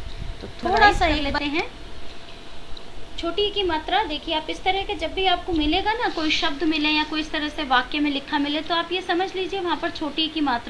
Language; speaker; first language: Hindi; native; Hindi